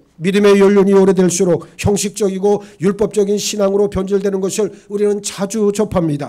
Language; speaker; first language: Korean; native; Korean